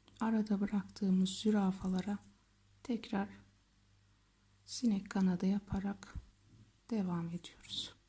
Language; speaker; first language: Turkish; native; Turkish